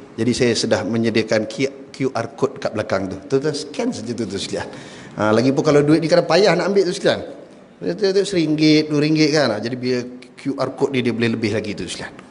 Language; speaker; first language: Malay; native; Malay